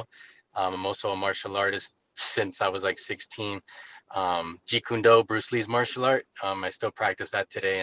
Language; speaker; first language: English; native; English